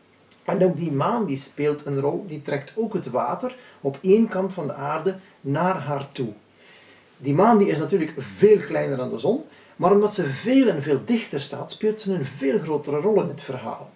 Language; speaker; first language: Dutch; native; Dutch